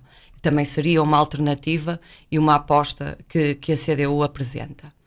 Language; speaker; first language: Portuguese; native; Portuguese